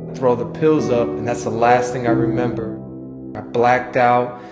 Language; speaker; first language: English; native; English